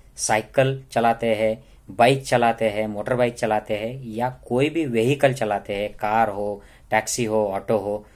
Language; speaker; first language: Hindi; non-native, local second language; Marathi